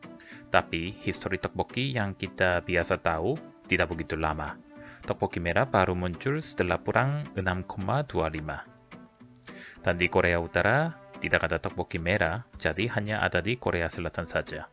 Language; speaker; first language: Indonesian; non-native, fluent; Korean